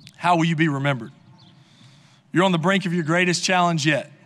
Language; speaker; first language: English; native; English